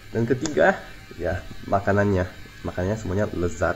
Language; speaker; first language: Indonesian; non-native, fluent; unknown